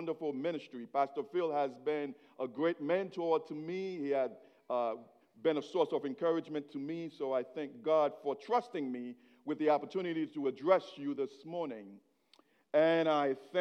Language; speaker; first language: English; non-native, fluent; Haitian Creole